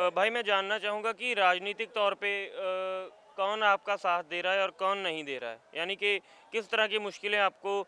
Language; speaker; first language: Hindi; non-native, local second language; Punjabi